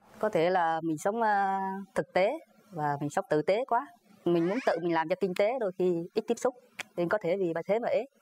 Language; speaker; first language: Vietnamese; native; Vietnamese